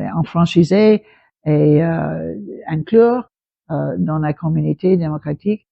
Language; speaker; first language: French; non-native, fluent; English